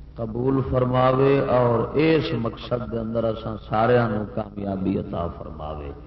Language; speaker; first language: Urdu; non-native, local second language; Punjabi